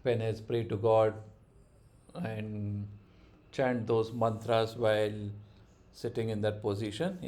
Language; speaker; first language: English; non-native, local second language; Kannada